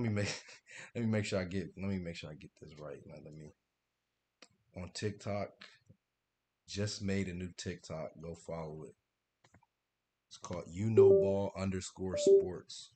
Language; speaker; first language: English; native; English